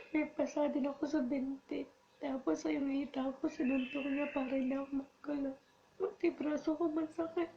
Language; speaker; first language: Filipino; native; Filipino